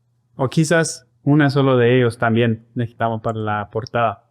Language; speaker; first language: Spanish; non-native, fluent; English